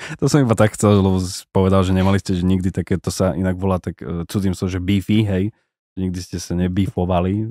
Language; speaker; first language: Slovak; native; Slovak